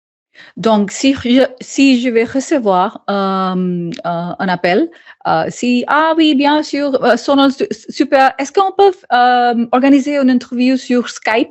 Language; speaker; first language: French; non-native, fluent; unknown